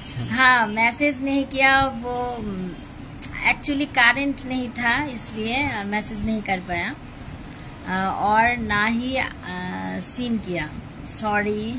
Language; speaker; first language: Hindi; non-native, learner; Bangla